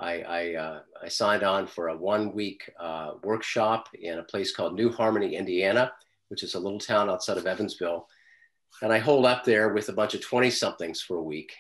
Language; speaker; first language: English; native; English